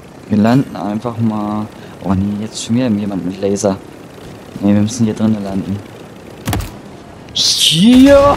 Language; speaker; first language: German; native; German